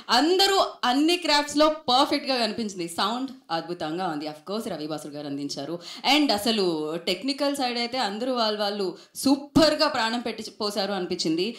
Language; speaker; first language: Telugu; native; Telugu